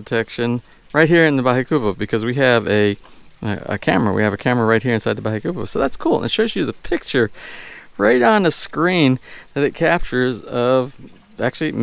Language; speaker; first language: English; native; English